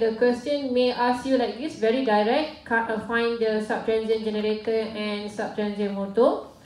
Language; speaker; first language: English; non-native, local second language; Malay